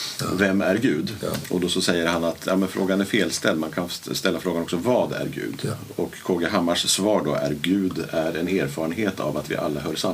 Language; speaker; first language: Swedish; native; Swedish